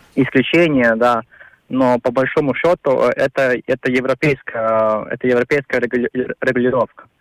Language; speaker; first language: Russian; non-native, local second language; Latvian